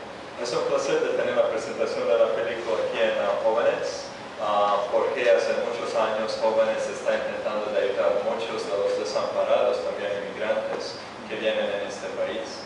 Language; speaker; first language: Spanish; non-native, fluent; Italian